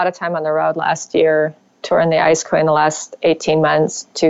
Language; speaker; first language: English; native; English